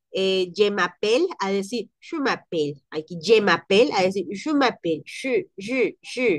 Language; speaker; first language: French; non-native, learner; Spanish